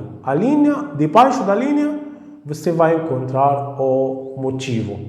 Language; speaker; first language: Portuguese; non-native, fluent; Arabic